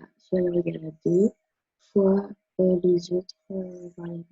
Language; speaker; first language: French; native; French